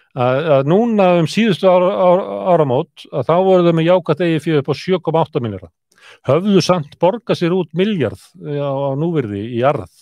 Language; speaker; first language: Icelandic; native; Icelandic